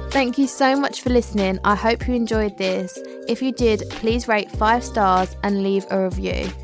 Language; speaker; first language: English; native; English